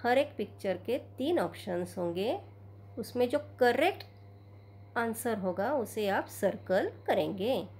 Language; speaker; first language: Hindi; non-native, local second language; Marathi